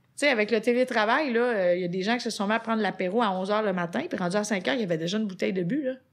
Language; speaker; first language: French; native; French